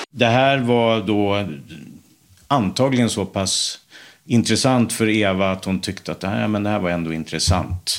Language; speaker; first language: Swedish; native; Swedish